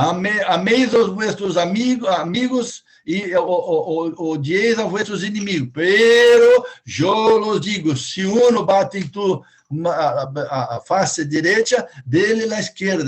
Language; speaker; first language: Spanish; non-native, fluent; Portuguese